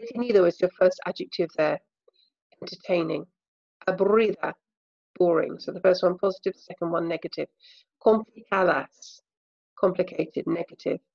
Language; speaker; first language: English; native; English